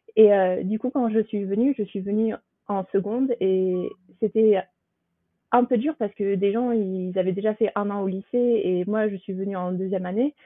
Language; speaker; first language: French; native; French